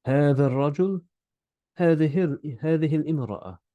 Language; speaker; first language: Arabic; non-native, fluent; English